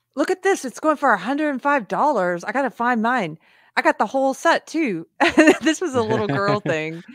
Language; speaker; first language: English; native; English